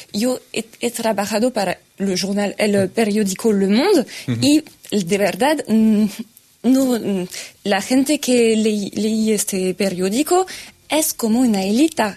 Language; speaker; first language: Spanish; non-native, fluent; French